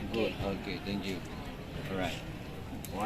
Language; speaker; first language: English; non-native, learner; Indonesian